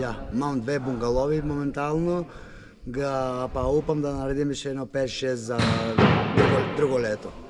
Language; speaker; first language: Slovenian; non-native, learner; Macedonian